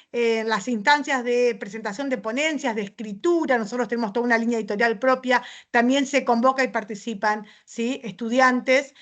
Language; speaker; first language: Spanish; native; Spanish